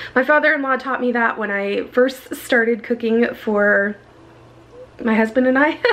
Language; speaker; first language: English; native; English